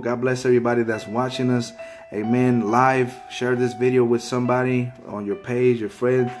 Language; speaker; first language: English; early bilingual, other home language; Spanish